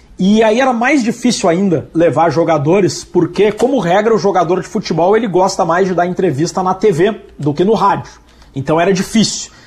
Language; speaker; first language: Portuguese; native; Portuguese